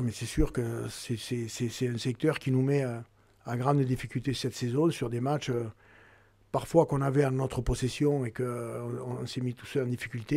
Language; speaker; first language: French; native; French